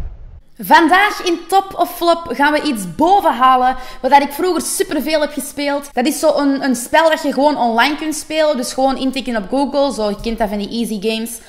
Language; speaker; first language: Dutch; native; Dutch